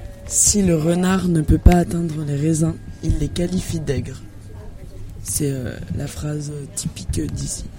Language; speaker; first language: French; non-native, learner; Greek